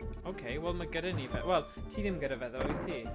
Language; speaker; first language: Welsh; native; Welsh